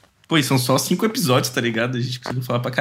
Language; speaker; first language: Portuguese; native; Portuguese